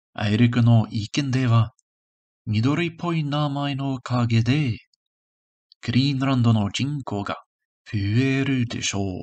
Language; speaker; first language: Japanese; non-native, learner; English